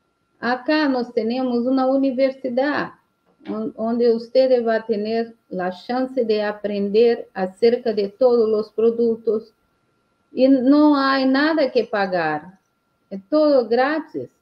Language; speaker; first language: Portuguese; non-native, learner; Spanish